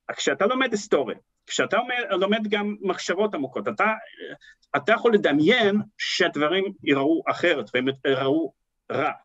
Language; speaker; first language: Hebrew; non-native, fluent; Russian